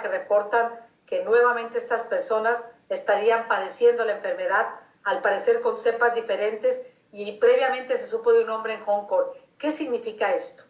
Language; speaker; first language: Spanish; native; Spanish